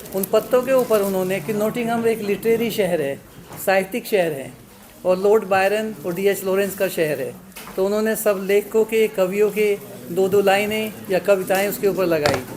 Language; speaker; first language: Hindi; native; Hindi